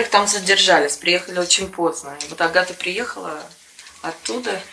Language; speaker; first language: Russian; native; Russian